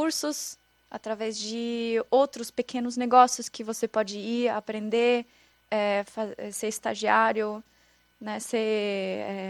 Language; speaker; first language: Portuguese; non-native, fluent; German